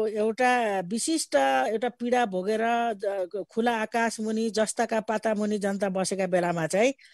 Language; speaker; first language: Nepali; native; Nepali